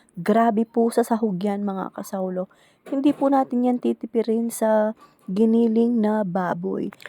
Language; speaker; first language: Filipino; non-native, local second language; Pampanga